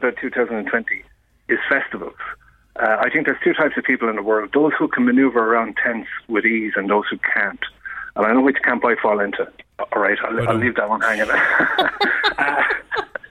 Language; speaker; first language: English; native; English